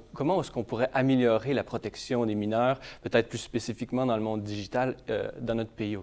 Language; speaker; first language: French; native; French